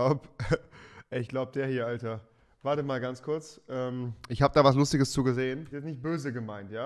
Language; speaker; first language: German; native; German